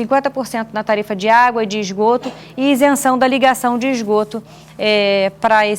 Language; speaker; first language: Portuguese; native; Portuguese